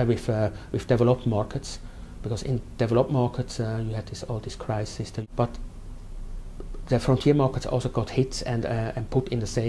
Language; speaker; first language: English; non-native, fluent; German